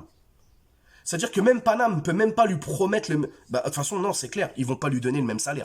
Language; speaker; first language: French; native; French